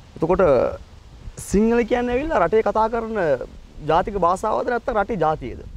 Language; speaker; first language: Sinhala; non-native, local second language; Tamil